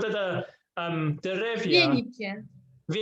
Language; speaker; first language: Russian; non-native, learner; English